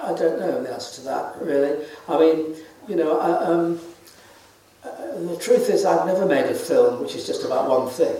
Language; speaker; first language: English; native; English